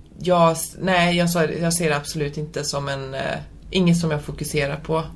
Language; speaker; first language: Swedish; early bilingual, other home language; Polish